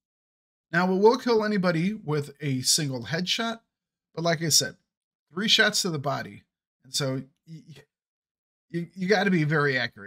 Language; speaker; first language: English; native; English